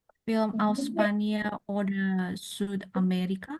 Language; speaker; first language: German; non-native, learner; Indonesian